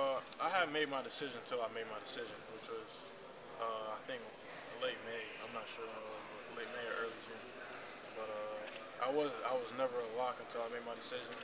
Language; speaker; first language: English; native; English